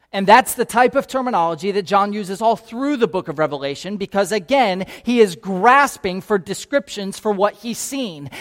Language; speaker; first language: English; native; English